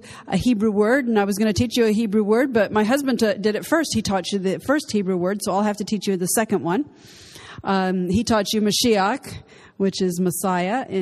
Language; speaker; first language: English; native; English